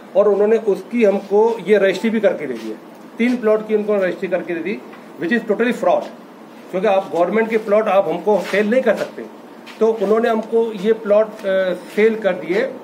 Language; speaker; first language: Hindi; native; Hindi